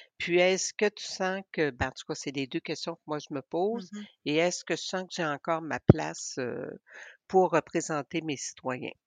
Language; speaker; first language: French; native; French